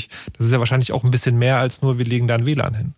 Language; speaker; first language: German; native; German